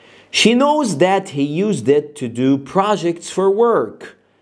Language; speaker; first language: English; non-native, fluent; Arabic